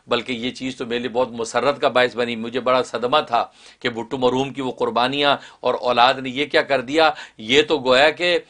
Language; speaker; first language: Urdu; native; Urdu